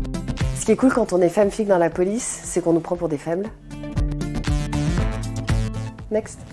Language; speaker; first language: French; native; French